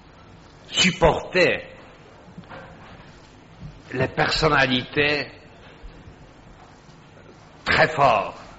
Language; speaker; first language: French; non-native, fluent; Polish